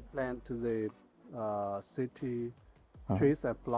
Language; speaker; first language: English; non-native, learner; Chinese